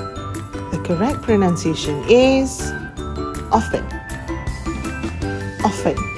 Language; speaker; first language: English; non-native, local second language; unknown